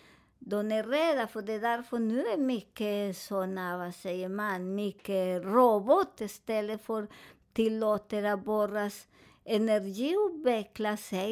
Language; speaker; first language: Swedish; non-native, fluent; Spanish